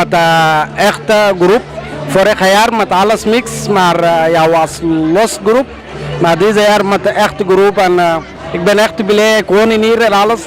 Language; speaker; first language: Dutch; non-native, learner; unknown